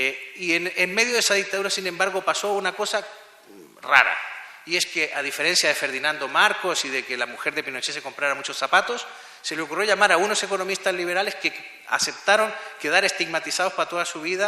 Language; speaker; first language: Spanish; native; Spanish